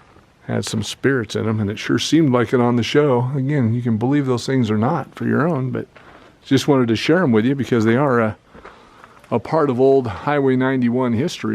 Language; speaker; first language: English; native; English